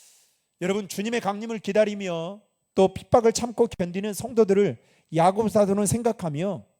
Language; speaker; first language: Korean; native; Korean